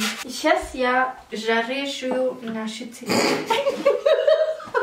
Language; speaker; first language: Russian; early bilingual, heritage; German